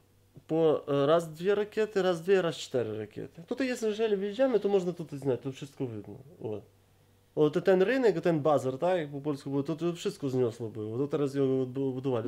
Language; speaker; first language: Polish; non-native, learner; Ukrainian